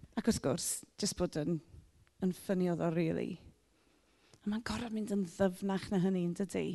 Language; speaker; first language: Welsh; native; Welsh